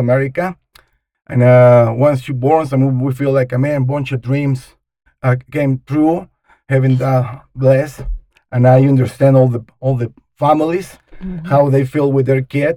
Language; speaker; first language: English; non-native, learner; Spanish